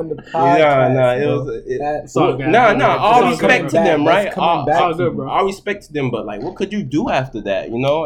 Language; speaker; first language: English; early bilingual, other home language; Haitian Creole